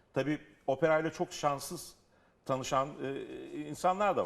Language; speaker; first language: Turkish; non-native, fluent; Italian